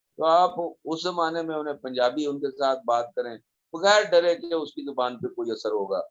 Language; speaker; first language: Urdu; non-native, local second language; Saraiki